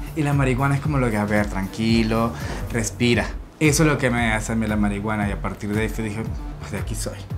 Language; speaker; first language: Spanish; native; Spanish